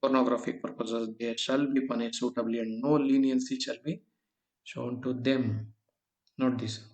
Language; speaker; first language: English; non-native, local second language; Kannada